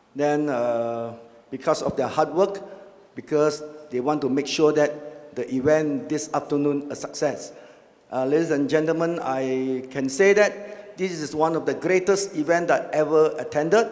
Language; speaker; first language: English; non-native, local second language; Chinese